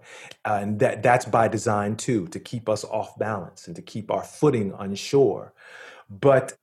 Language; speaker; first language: English; native; English